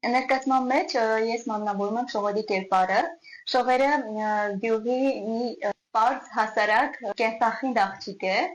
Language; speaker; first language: Armenian; native; Armenian